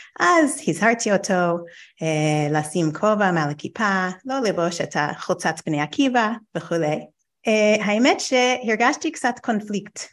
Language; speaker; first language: Hebrew; non-native, fluent; English